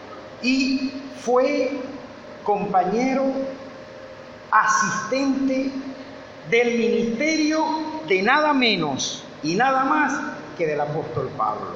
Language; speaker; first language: Spanish; native; Spanish